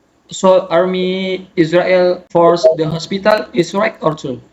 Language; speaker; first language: English; non-native, learner; Indonesian